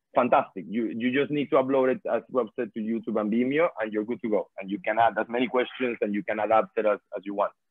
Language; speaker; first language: English; non-native, fluent; Spanish